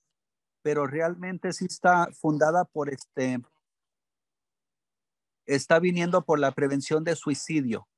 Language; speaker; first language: Spanish; early bilingual, heritage; English